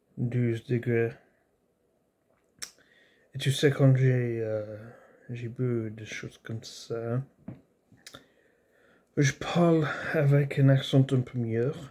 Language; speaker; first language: French; non-native, learner; English